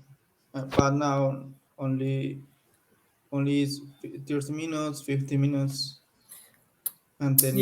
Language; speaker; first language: English; non-native, learner; Spanish